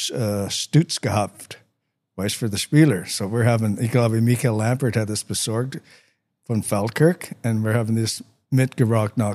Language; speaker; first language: German; non-native, learner; English